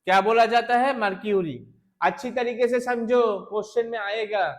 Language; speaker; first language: Hindi; non-native, local second language; Bangla